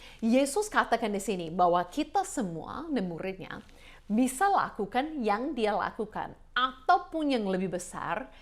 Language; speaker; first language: Indonesian; non-native, fluent; English